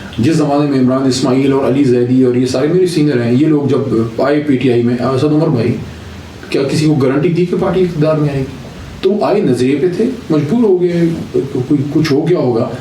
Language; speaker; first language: Urdu; non-native, local second language; Pashto